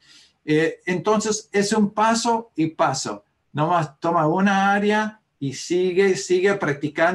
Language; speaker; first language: Spanish; early bilingual, heritage; Spanish